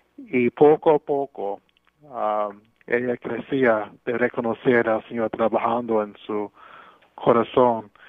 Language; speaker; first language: Spanish; non-native, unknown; English